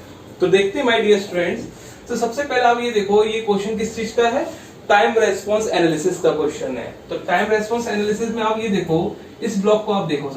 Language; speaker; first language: Hindi; native; Hindi